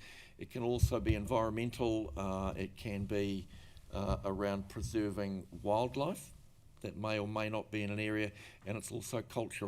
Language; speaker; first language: English; native; English